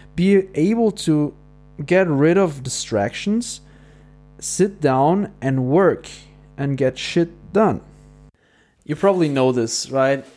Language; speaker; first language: English; non-native, fluent; Portuguese